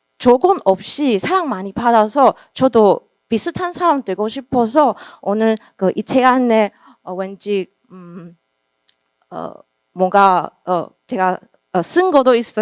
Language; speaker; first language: Korean; non-native, learner; Chinese